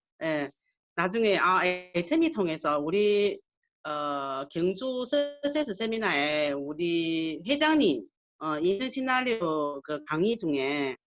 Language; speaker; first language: Korean; non-native, learner; Chinese